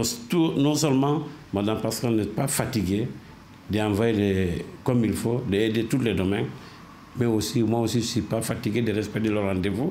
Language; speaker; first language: French; non-native, learner; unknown